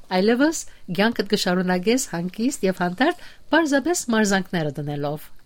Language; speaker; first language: Armenian; early bilingual, heritage; Armenian